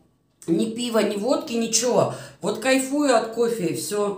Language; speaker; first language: Russian; native; Russian